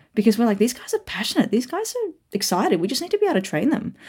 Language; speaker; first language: English; native; English